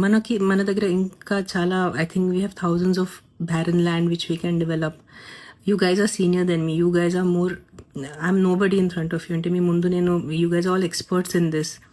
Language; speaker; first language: English; non-native, local second language; Telugu